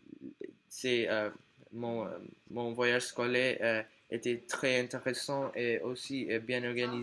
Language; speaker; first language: French; non-native, learner; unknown